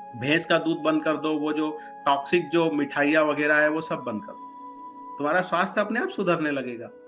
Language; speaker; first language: Hindi; non-native, local second language; Marathi